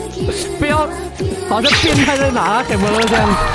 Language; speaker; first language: Chinese; native; Chinese